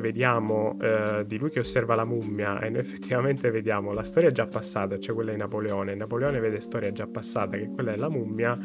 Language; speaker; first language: Italian; native; Italian